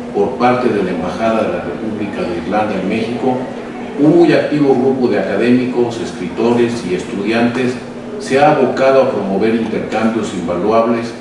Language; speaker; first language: Spanish; native; Spanish